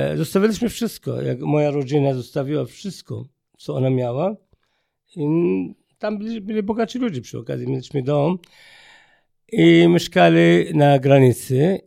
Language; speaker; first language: Polish; non-native, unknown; Arabic